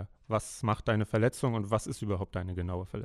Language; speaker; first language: German; native; German